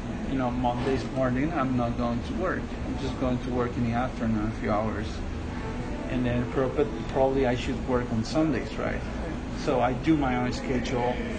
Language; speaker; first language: English; non-native, fluent; Spanish